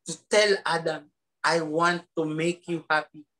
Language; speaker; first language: English; non-native, local second language; Filipino